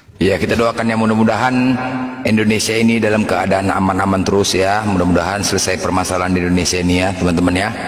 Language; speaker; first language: Indonesian; native; Indonesian